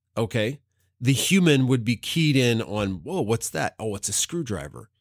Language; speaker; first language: English; native; English